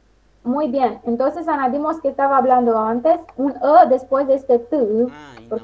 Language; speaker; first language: Spanish; non-native, fluent; Romanian